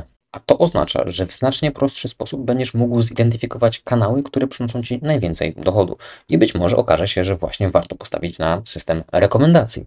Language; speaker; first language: Polish; native; Polish